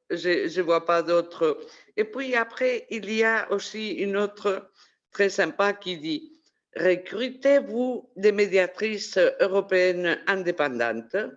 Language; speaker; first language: French; non-native, fluent; Spanish